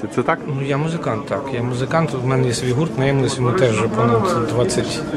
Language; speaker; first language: Ukrainian; native; Ukrainian